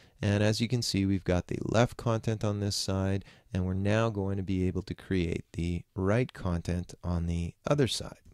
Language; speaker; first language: English; native; English